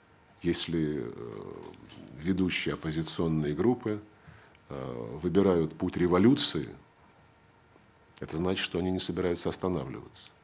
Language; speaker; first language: Russian; native; Russian